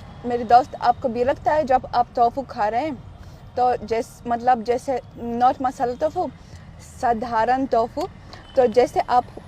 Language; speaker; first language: Hindi; non-native, learner; Russian